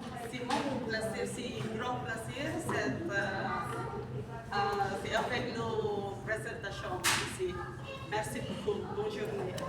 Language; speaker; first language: French; non-native, learner; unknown